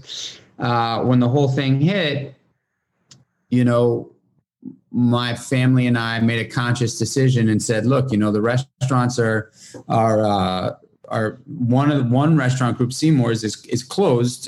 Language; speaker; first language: English; native; English